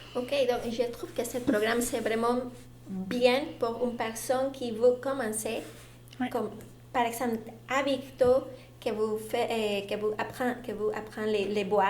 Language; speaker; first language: French; non-native, learner; Spanish